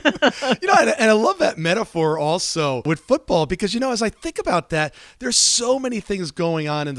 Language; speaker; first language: English; native; English